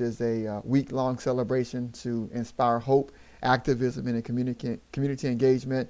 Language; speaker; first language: English; native; English